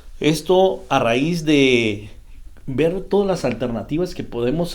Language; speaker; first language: Spanish; native; Spanish